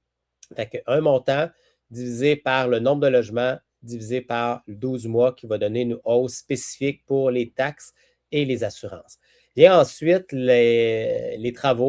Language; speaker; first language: French; native; French